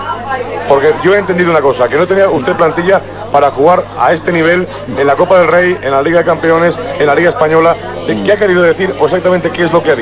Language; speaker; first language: Spanish; native; Spanish